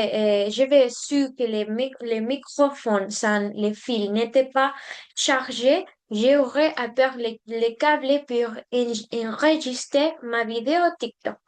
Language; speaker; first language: French; non-native, learner; Spanish